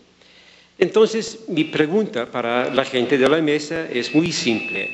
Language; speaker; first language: Spanish; non-native, fluent; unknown